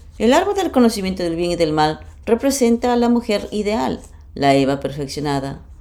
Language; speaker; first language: Spanish; non-native, fluent; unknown